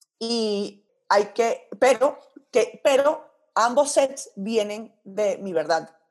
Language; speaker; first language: Spanish; early bilingual, heritage; Spanish